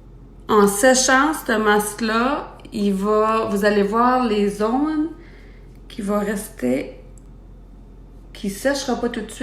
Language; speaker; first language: French; native; French